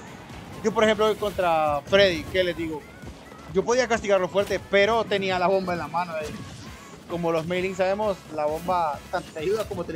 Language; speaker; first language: Spanish; native; Spanish